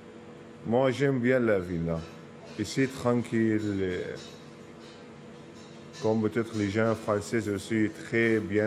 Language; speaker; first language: French; non-native, learner; Arabic